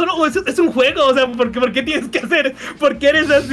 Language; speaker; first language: Spanish; native; Spanish